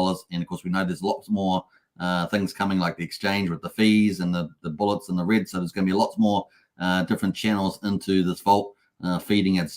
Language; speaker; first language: English; native; English